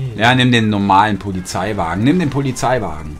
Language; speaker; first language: German; native; German